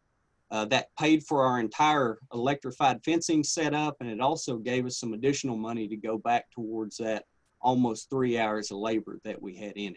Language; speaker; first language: English; native; English